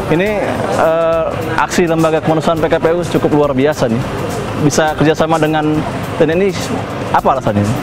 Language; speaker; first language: Indonesian; native; Indonesian